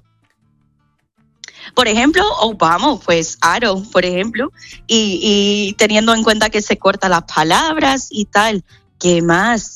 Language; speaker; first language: Spanish; non-native, fluent; English